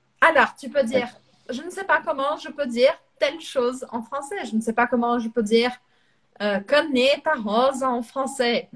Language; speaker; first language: French; non-native, fluent; Portuguese